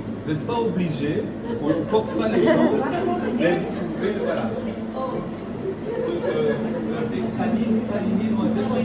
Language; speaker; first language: French; native; French